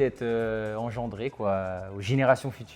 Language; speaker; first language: French; native; French